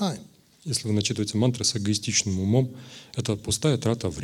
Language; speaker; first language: Russian; native; Russian